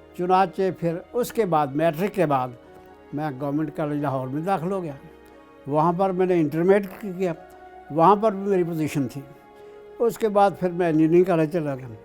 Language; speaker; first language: Urdu; non-native, local second language; Punjabi